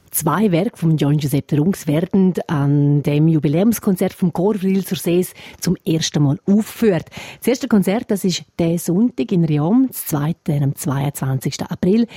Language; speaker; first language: German; native; German